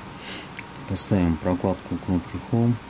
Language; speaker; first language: Russian; native; Russian